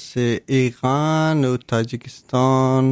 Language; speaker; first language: French; non-native, learner; Persian